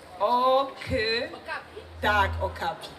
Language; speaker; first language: Polish; non-native, fluent; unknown